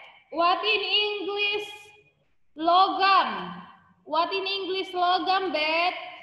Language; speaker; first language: English; non-native, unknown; Indonesian